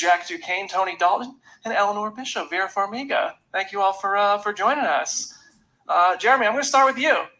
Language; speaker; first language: English; native; English